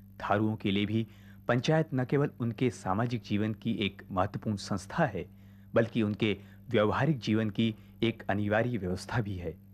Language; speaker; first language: Hindi; native; Hindi